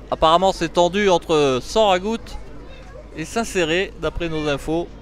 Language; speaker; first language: French; native; French